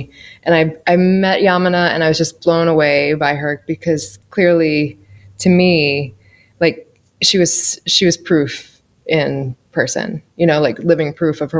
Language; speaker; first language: English; native; English